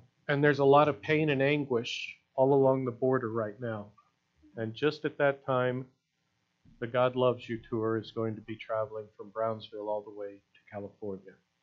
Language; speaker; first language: English; native; English